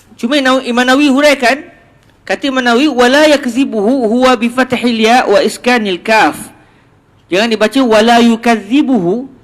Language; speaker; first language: Malay; native; Malay